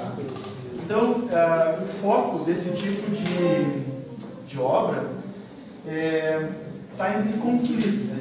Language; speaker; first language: Portuguese; native; Portuguese